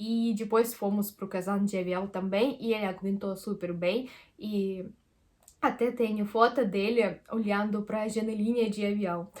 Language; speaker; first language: Portuguese; non-native, fluent; Russian